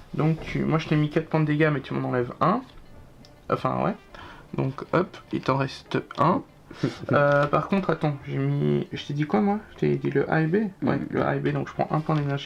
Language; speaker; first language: French; native; French